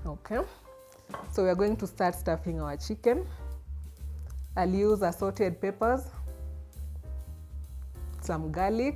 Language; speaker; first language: English; non-native, local second language; Swahili